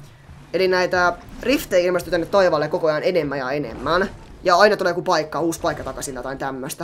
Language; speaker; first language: Finnish; native; Finnish